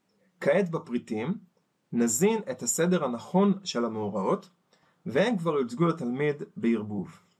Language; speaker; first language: Hebrew; native; Hebrew